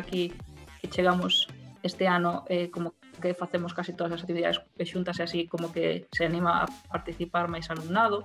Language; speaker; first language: Galician; non-native, local second language; Spanish